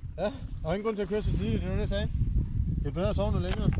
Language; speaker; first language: Danish; native; Danish